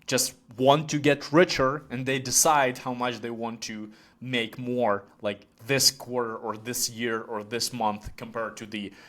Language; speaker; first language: English; non-native, fluent; Ukrainian